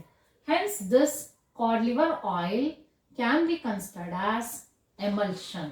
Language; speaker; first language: English; non-native, local second language; Kannada